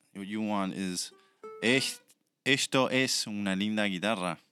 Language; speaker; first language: English; early bilingual, other home language; Spanish